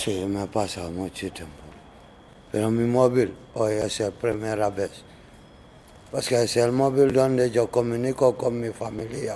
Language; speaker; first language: Spanish; non-native, learner; Arabic